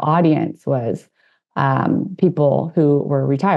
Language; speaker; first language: English; native; English